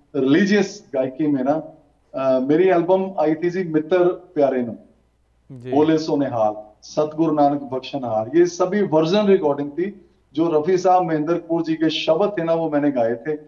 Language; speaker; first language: Hindi; native; Hindi